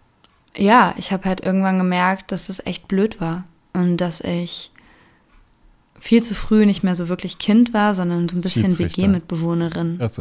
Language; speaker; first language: German; native; German